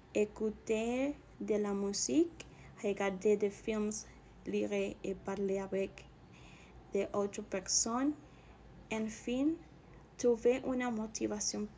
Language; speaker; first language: French; non-native, learner; Spanish